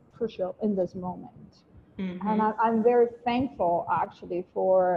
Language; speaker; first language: English; non-native, fluent; Portuguese